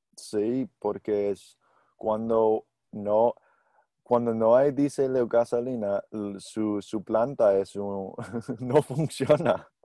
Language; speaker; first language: Spanish; non-native, learner; English